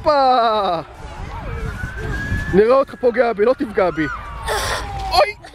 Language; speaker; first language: Hebrew; native; Hebrew